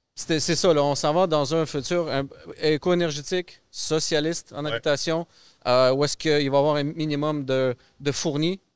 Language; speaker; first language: French; early bilingual, other home language; Russian